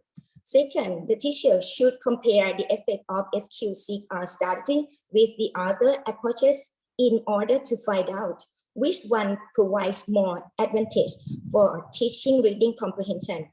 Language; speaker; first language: English; non-native, learner; Thai